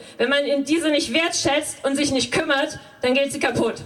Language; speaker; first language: German; native; German